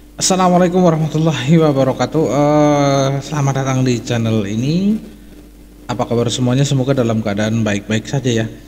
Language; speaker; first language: Indonesian; native; Indonesian